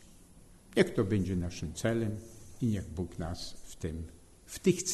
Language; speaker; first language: Polish; native; Polish